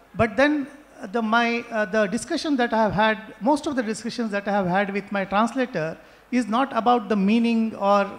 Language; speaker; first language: English; non-native, local second language; Konkani